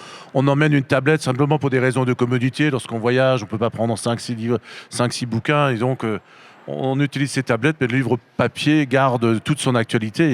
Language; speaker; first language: French; native; French